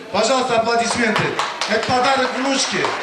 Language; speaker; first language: Russian; non-native, local second language; Azerbaijani